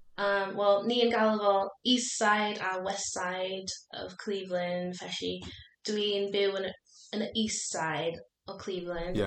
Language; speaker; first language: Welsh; non-native, learner; English